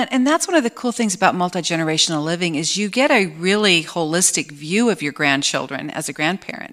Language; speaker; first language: English; native; English